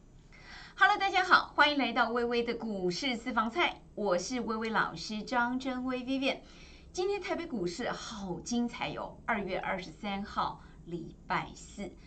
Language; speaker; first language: Chinese; native; Chinese